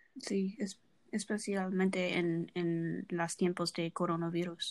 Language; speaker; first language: Spanish; non-native, learner; English